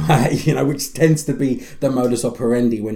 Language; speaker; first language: English; native; English